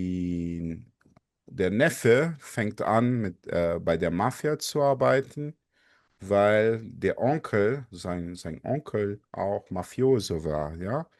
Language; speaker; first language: German; non-native, fluent; Portuguese